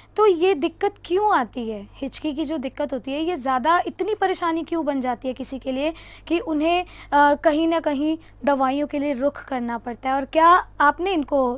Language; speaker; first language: Hindi; native; Hindi